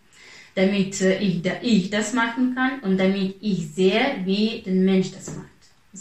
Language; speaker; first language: German; non-native, fluent; Russian